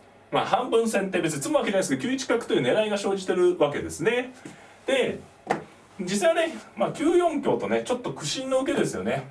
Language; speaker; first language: Japanese; native; Japanese